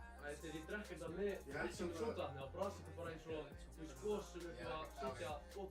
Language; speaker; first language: Icelandic; native; Icelandic